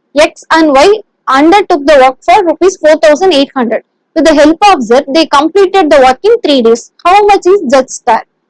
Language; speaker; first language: English; non-native, local second language; Tamil